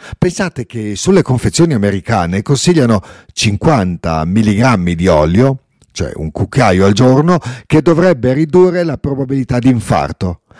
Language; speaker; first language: Italian; non-native, local second language; Ladin